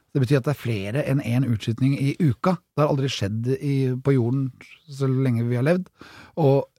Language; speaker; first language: Norwegian; native; Norwegian